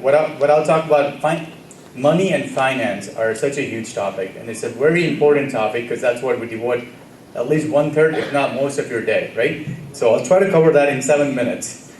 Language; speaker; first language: English; early bilingual, other home language; Gujarati